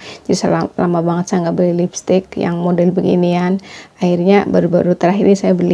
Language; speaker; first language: Indonesian; native; Indonesian